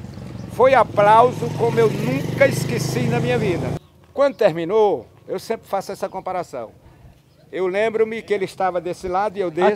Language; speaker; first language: Portuguese; native; Portuguese